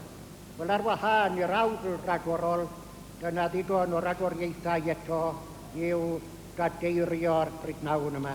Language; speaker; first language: Welsh; native; Welsh